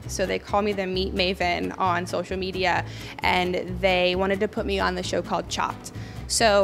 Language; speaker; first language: English; native; English